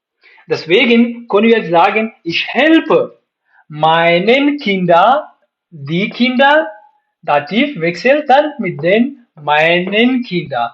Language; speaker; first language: German; non-native, fluent; Pashto